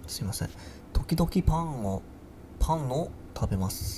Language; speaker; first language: Japanese; non-native, learner; English